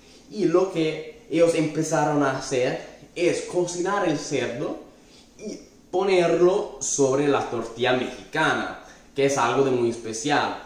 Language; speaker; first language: Spanish; non-native, fluent; Italian